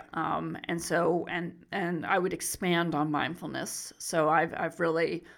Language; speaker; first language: English; native; English